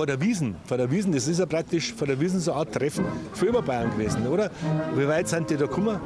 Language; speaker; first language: German; native; German